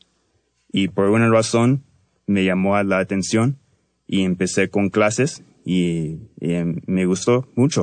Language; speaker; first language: Spanish; early bilingual, heritage; Spanish